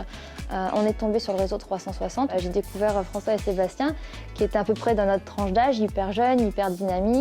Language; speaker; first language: French; native; French